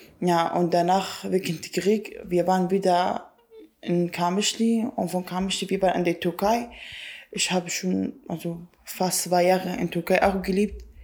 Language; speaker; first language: German; non-native, learner; Kurdish